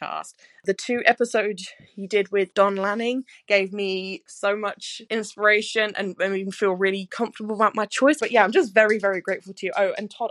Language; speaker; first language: English; native; English